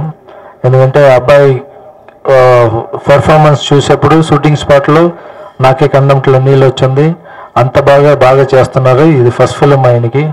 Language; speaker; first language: Telugu; non-native, local second language; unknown